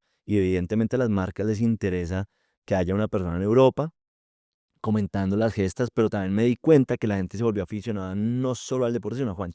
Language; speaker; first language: Spanish; native; Spanish